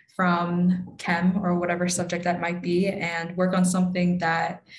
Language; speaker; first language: English; native; English